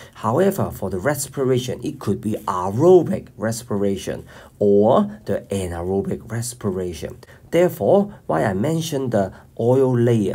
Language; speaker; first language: English; non-native, local second language; Cantonese